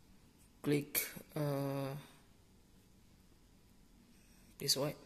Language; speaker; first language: English; non-native, learner; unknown